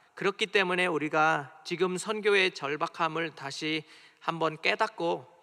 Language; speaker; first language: Korean; non-native, fluent; Vietnamese